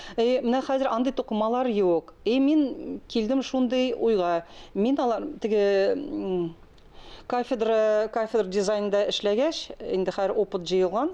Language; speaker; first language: Tatar; non-native, local second language; Russian